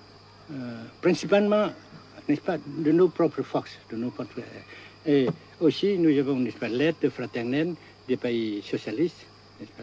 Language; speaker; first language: French; non-native, local second language; Vietnamese